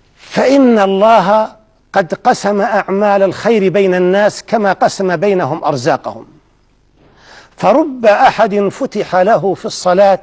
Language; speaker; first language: Arabic; native; Arabic